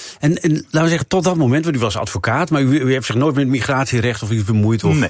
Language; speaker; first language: Dutch; native; Dutch